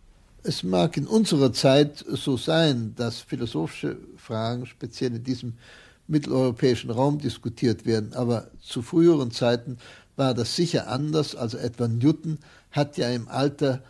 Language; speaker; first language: German; native; German